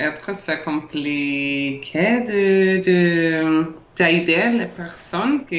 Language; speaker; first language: French; non-native, learner; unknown